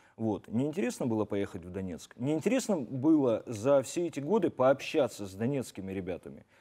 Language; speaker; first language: Russian; native; Russian